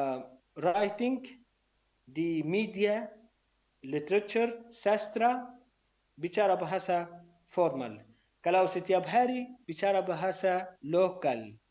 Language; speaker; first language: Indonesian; non-native, learner; Arabic